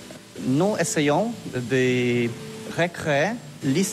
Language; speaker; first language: French; non-native, learner; Polish